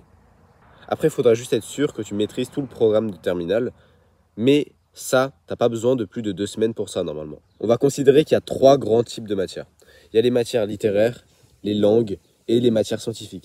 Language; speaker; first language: French; native; French